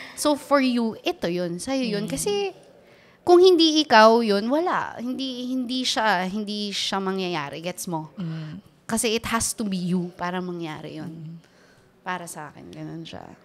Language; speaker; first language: Filipino; native; Filipino